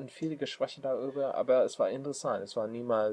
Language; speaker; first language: German; non-native, learner; English